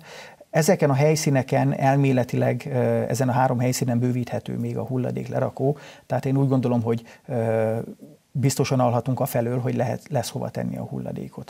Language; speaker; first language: Hungarian; native; Hungarian